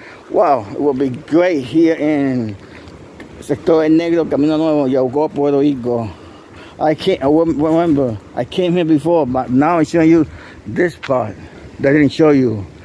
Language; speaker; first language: English; non-native, fluent; Spanish